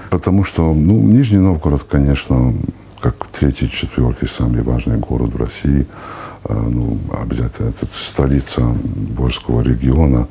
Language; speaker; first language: Russian; non-native, fluent; Hungarian